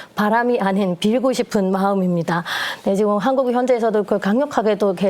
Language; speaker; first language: Korean; non-native, fluent; Burmese